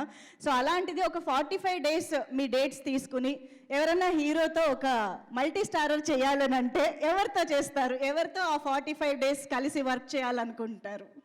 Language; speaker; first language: Telugu; native; Telugu